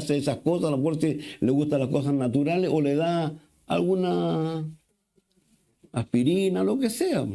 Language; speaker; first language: Spanish; native; Spanish